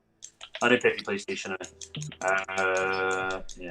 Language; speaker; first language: Welsh; native; Welsh